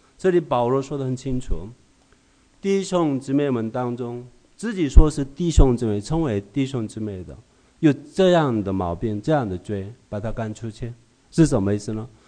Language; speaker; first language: Chinese; non-native, fluent; Korean